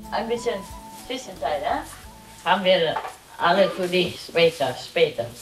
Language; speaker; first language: German; non-native, learner; Vietnamese